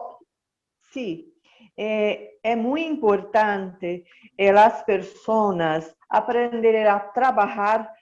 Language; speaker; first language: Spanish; non-native, learner; Portuguese